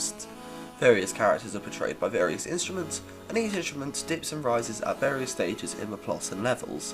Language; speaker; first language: English; native; English